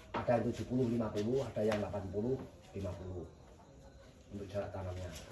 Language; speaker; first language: Indonesian; non-native, local second language; Javanese